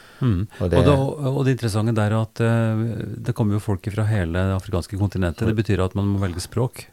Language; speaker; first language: Norwegian; native; Norwegian